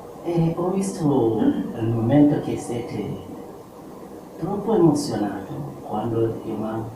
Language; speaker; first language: Italian; non-native, learner; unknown